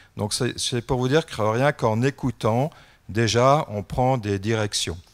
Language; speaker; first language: French; native; French